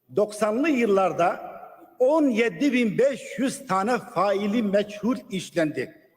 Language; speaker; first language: Turkish; non-native, local second language; Kurdish